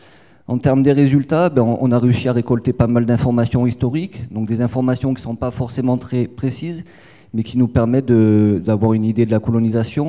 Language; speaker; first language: French; native; French